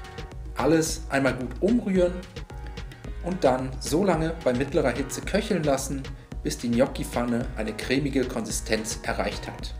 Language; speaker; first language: German; native; German